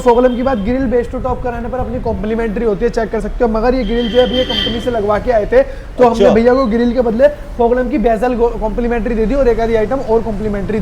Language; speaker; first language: Hindi; native; Hindi